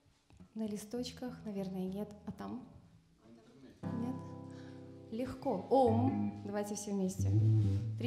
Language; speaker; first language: Russian; native; Russian